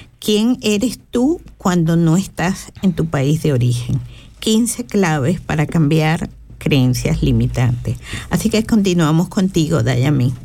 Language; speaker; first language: Spanish; native; Spanish